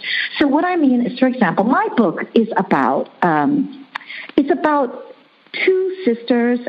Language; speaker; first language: English; early bilingual, other home language; Chinese